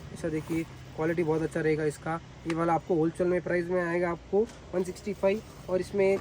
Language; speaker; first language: Hindi; non-native, local second language; Kannada